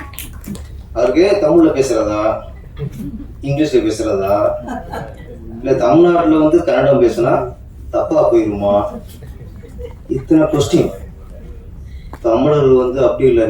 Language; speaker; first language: Tamil; native; Tamil